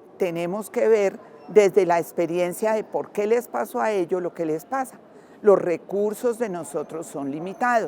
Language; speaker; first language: Spanish; native; Spanish